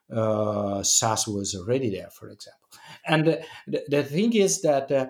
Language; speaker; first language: English; non-native, fluent; Italian